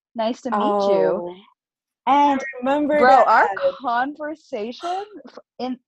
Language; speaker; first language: English; early bilingual, other home language; Urdu